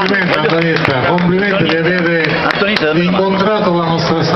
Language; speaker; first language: Italian; native; Italian